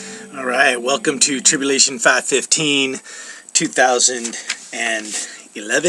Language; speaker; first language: English; native; English